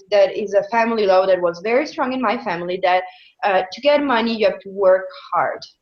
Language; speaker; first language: English; non-native, fluent; Italian